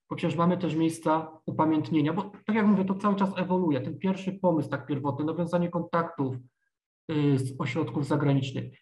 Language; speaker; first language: Polish; native; Polish